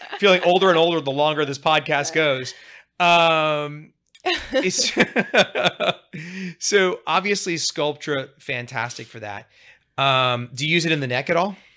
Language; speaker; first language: English; native; English